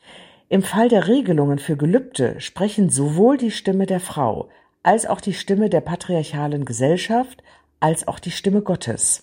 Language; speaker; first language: German; native; German